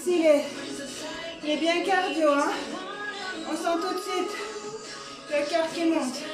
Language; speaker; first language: French; native; French